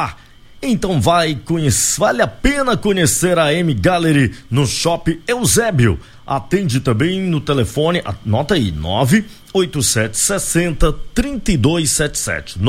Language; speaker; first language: Portuguese; native; Portuguese